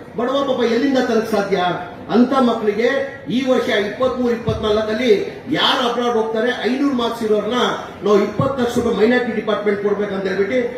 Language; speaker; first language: Kannada; non-native, local second language; Urdu